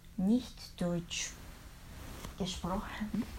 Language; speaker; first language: German; non-native, learner; Japanese